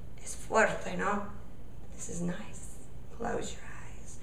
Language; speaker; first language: Spanish; non-native, fluent; English